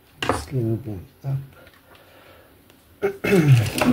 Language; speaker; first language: English; non-native, learner; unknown